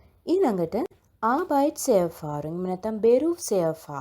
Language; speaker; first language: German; non-native, fluent; Sinhala